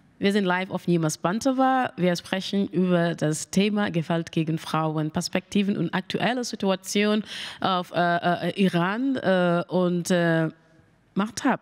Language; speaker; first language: German; non-native, learner; Mandingo